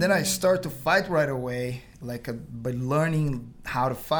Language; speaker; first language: English; non-native, fluent; Portuguese